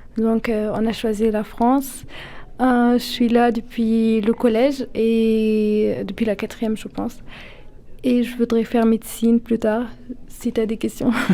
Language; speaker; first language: French; early bilingual, other home language; Kurdish